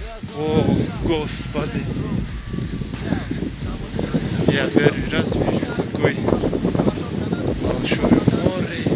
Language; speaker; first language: Russian; non-native, learner; Tajik